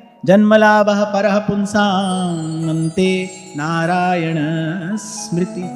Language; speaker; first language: Hindi; native; Hindi